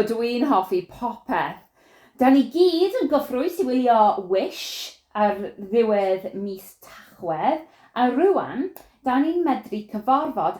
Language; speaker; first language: Welsh; non-native, fluent; English